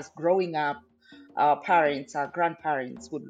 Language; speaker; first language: English; non-native, local second language; Nyanja